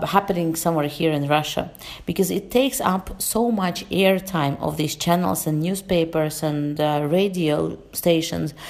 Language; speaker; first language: English; non-native, fluent; Russian